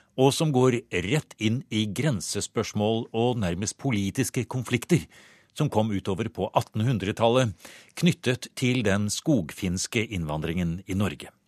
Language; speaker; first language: Norwegian; native; Norwegian